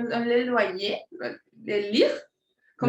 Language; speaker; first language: French; non-native, fluent; Spanish